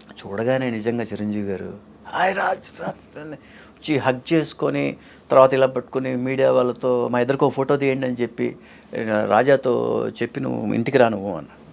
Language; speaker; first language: Telugu; native; Telugu